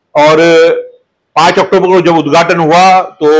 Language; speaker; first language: Hindi; non-native, local second language; Sindhi